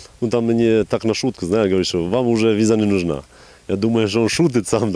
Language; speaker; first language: Russian; non-native, fluent; Albanian